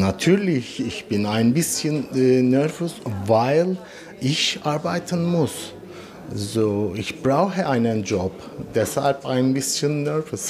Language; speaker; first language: German; non-native, learner; Turkish